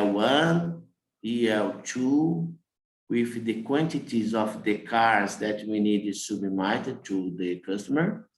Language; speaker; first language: English; non-native, learner; Portuguese